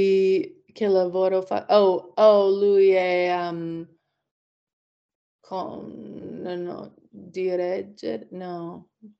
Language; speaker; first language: Italian; non-native, learner; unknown